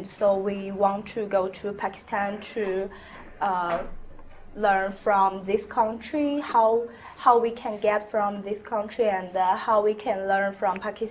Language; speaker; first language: English; non-native, learner; Chinese